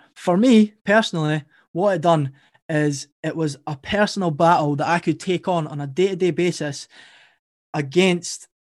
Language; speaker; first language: English; native; English